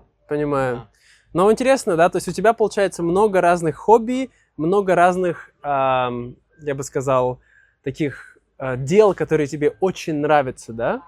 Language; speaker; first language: Russian; native; Russian